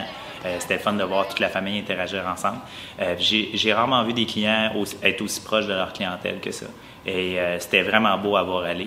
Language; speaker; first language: French; native; French